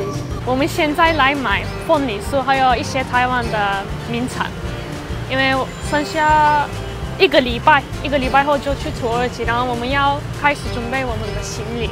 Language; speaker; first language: Chinese; non-native, fluent; Turkish